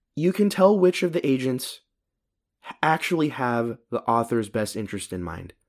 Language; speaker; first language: English; early bilingual, other home language; Filipino